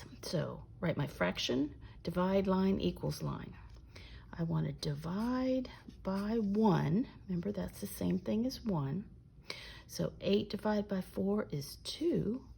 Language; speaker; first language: English; native; English